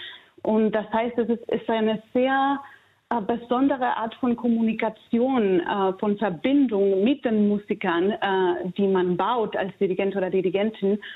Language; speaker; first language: German; non-native, fluent; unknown